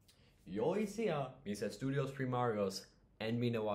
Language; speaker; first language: Spanish; non-native, learner; English